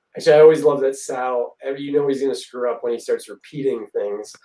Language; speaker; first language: English; native; English